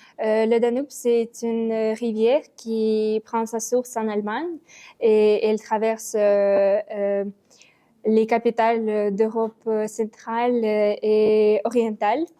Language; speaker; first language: French; non-native, learner; Ukrainian